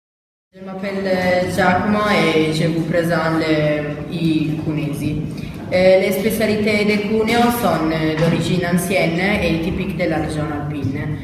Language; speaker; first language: French; non-native, learner; Italian